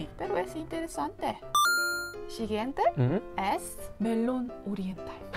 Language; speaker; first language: Spanish; non-native, learner; Korean